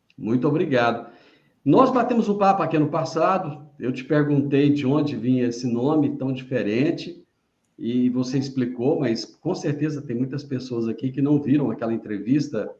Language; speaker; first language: Portuguese; native; Portuguese